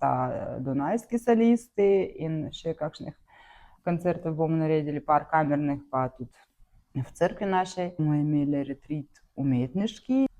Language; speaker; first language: Slovenian; non-native, learner; Russian